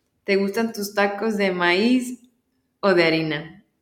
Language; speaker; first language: Spanish; early bilingual, heritage; Spanish